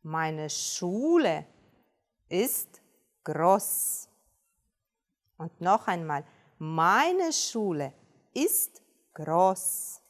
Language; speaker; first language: German; non-native, fluent; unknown